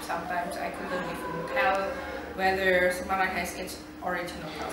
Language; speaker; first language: English; non-native, fluent; Indonesian